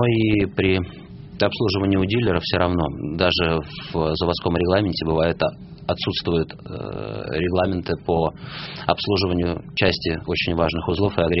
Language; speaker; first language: Russian; native; Russian